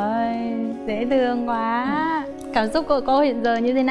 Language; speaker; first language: Vietnamese; native; Vietnamese